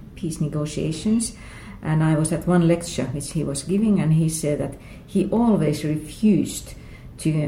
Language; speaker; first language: English; non-native, fluent; Finnish